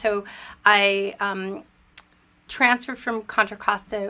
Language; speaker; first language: English; early bilingual, other home language; Spanish